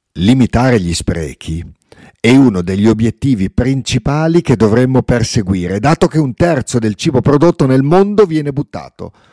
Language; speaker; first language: Italian; non-native, local second language; Ladin